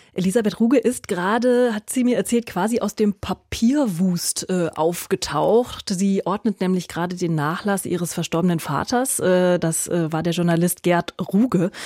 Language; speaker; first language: German; native; German